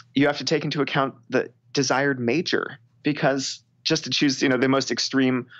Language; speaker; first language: English; native; English